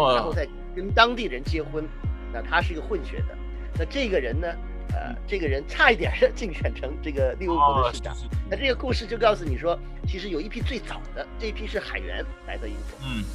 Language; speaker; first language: Chinese; native; Chinese